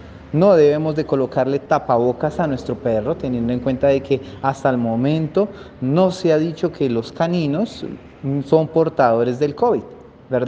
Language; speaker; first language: Spanish; native; Spanish